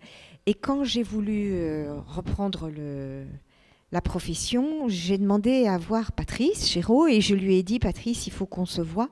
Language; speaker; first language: French; native; French